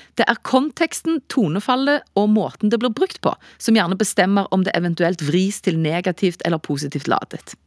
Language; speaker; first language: Norwegian; native; Norwegian